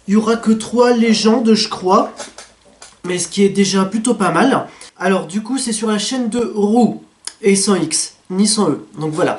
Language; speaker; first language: French; native; French